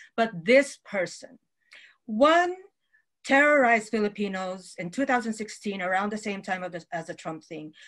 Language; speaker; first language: English; non-native, local second language; Waray